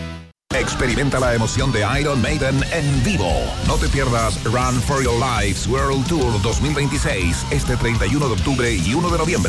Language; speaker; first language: Spanish; native; Spanish